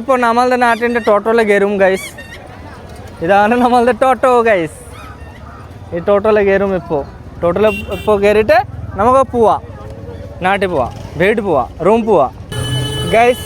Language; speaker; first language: Malayalam; non-native, learner; Bangla